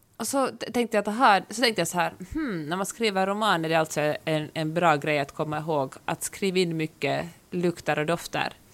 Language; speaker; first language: Swedish; native; Swedish